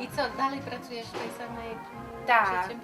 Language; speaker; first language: Polish; native; Polish